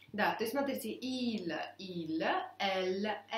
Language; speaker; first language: French; non-native, fluent; Russian